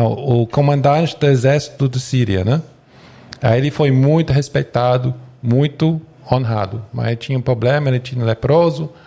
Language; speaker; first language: Portuguese; non-native, fluent; English